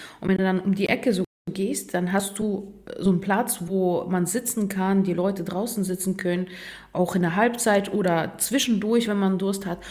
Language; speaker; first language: German; non-native, fluent; Russian